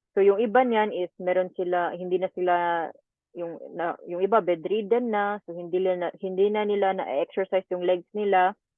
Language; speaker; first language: Filipino; native; Filipino